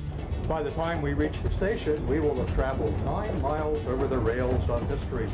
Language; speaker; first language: English; native; English